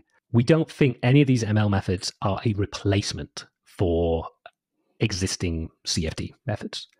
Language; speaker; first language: English; native; English